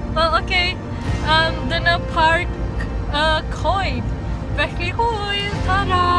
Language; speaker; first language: Welsh; non-native, learner; Malay